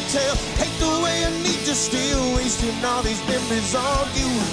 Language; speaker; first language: English; native; English